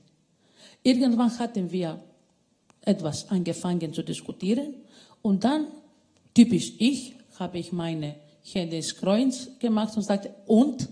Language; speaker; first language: German; non-native, fluent; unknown